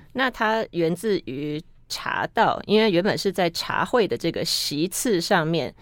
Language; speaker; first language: Chinese; native; Chinese